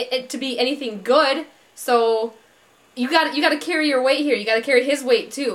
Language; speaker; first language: English; native; English